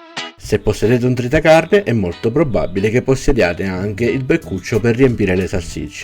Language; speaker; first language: Italian; native; Italian